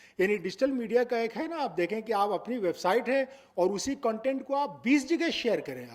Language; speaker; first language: Urdu; native; Urdu